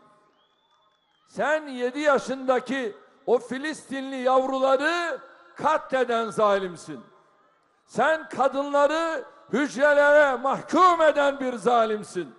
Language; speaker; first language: Turkish; native; Turkish